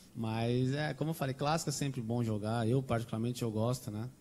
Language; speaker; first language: Portuguese; native; Portuguese